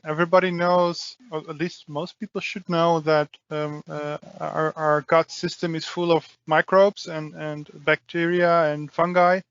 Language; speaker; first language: English; non-native, fluent; Dutch